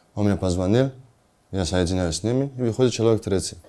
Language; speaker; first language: Russian; non-native, learner; Georgian